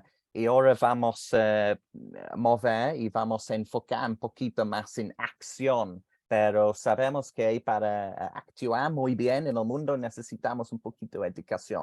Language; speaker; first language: Spanish; non-native, fluent; English